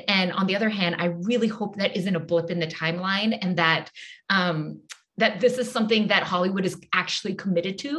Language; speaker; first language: English; native; English